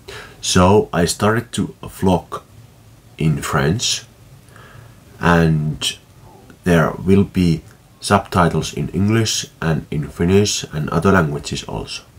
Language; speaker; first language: English; non-native, fluent; Finnish